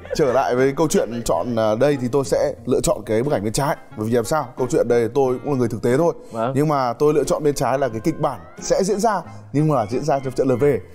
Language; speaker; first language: Vietnamese; native; Vietnamese